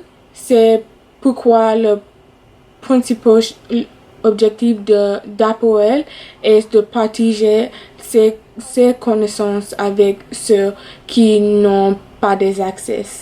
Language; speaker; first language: French; non-native, fluent; English